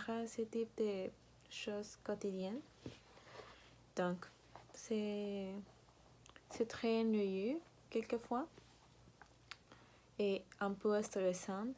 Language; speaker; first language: French; non-native, learner; Spanish